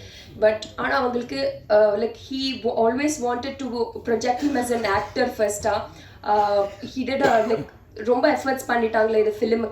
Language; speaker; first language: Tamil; non-native, learner; Telugu